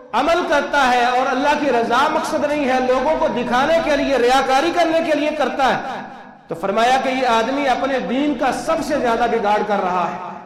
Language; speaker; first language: Urdu; non-native, local second language; Punjabi